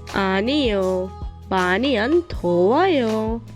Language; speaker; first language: Korean; non-native, fluent; Hindi